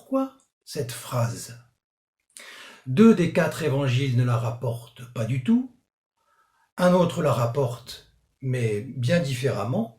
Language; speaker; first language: French; native; French